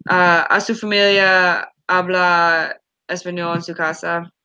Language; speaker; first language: Spanish; non-native, learner; English